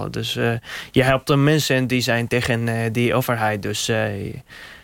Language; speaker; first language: Dutch; non-native, learner; Arabic